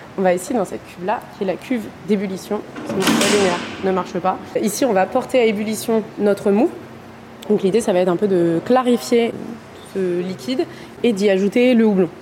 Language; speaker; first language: French; native; French